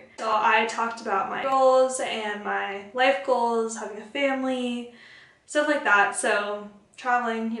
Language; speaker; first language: English; native; English